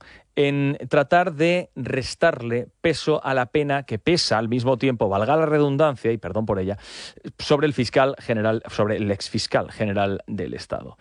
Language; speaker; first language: Spanish; native; Spanish